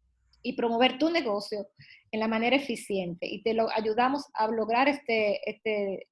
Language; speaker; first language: Spanish; native; Spanish